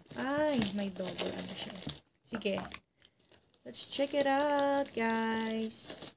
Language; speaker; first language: Filipino; non-native, local second language; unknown